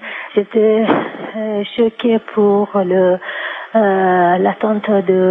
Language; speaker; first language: French; non-native, fluent; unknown